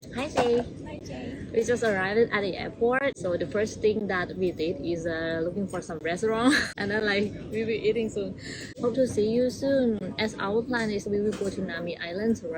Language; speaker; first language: English; non-native, learner; Thai